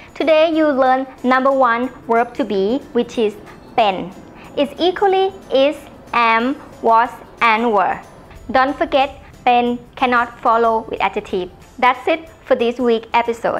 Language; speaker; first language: English; non-native, fluent; Thai